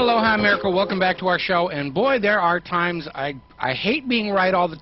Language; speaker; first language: English; native; English